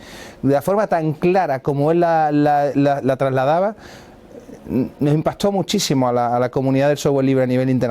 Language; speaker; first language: Spanish; native; Spanish